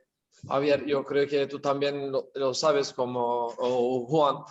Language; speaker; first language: Spanish; non-native, learner; Turkish